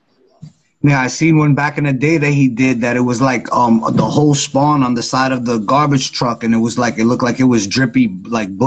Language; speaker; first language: English; native; English